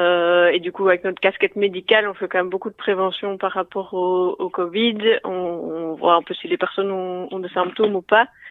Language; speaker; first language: French; native; French